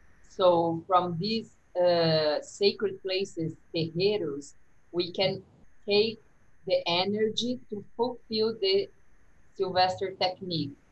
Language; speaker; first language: English; non-native, fluent; Portuguese